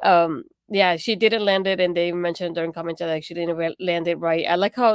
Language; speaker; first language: English; native; English